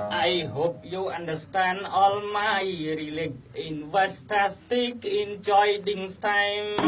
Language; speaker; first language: English; non-native, learner; Khmer